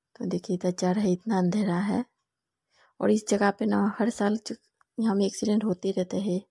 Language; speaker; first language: Hindi; non-native, local second language; Bangla